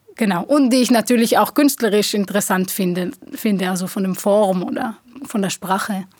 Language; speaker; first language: German; non-native, fluent; Hebrew